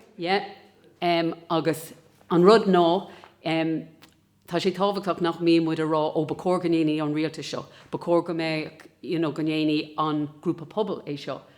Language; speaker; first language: Irish; native; Irish